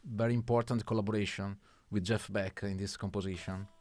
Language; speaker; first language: English; non-native, learner; Italian